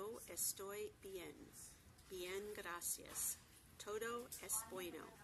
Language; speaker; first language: Spanish; non-native, fluent; English